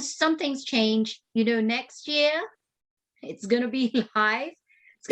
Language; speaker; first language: English; native; English